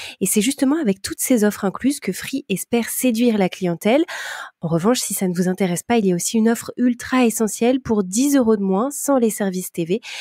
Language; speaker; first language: French; native; French